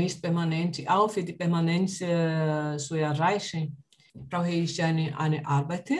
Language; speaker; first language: German; non-native, learner; Portuguese